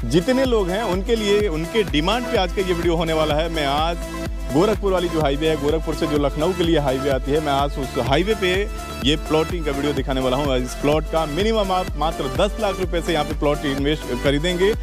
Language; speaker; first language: Hindi; native; Hindi